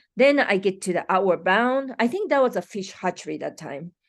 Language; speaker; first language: English; non-native, fluent; Japanese